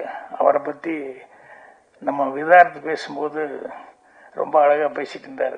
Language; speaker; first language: Tamil; native; Tamil